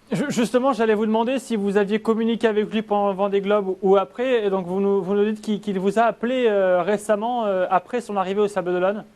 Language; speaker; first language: French; native; French